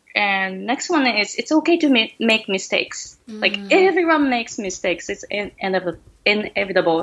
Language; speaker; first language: English; non-native, fluent; Japanese